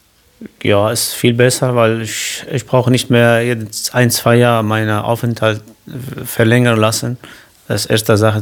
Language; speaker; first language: German; non-native, local second language; Kurdish